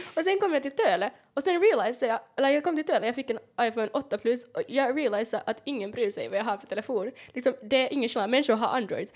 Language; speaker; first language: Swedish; native; Swedish